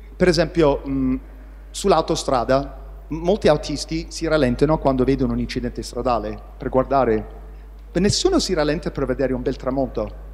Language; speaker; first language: Italian; non-native, fluent; English